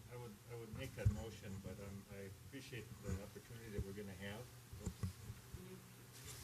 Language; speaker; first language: English; native; English